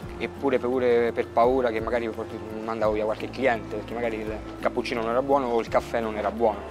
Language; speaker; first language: Italian; native; Italian